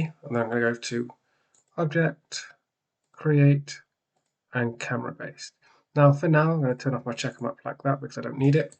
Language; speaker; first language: English; native; English